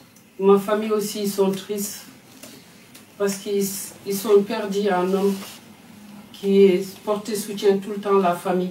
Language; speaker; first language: French; non-native, fluent; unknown